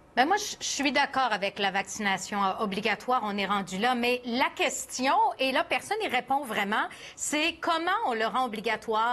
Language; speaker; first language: French; native; French